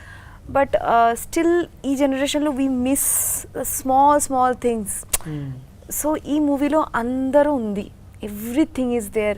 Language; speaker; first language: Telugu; non-native, learner; Bangla